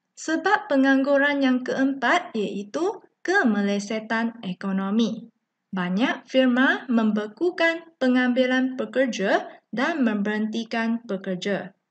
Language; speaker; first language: Malay; non-native, local second language; Chinese